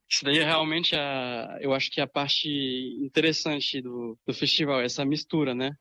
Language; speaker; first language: Portuguese; early bilingual, other home language; French